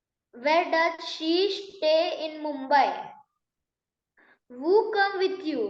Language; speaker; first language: English; non-native, learner; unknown